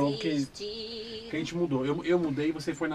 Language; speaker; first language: Portuguese; native; Portuguese